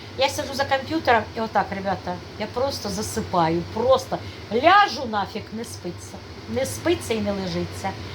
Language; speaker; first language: Ukrainian; native; Ukrainian